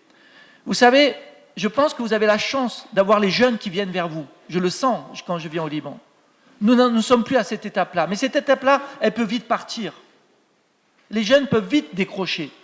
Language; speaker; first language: French; native; French